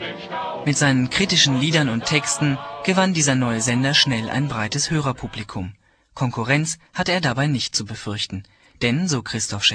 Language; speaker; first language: German; native; German